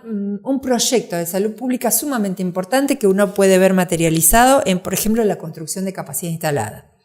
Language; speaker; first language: Spanish; native; Spanish